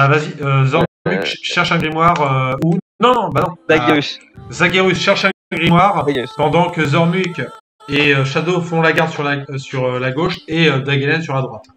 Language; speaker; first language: French; native; French